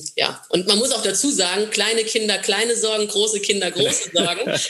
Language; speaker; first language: German; non-native, fluent; Portuguese